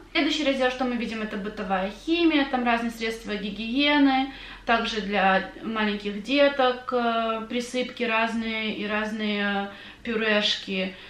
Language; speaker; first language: Russian; native; Russian